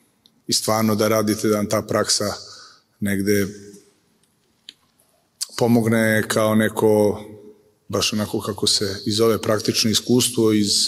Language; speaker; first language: Serbian; native; Serbian